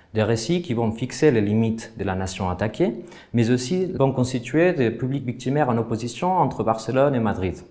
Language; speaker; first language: French; non-native, fluent; Spanish